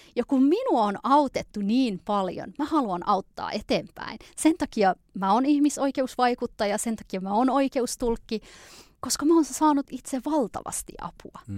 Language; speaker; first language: Finnish; early bilingual, other home language; Persian